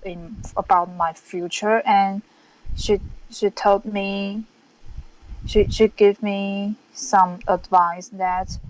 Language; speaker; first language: English; non-native, learner; Chinese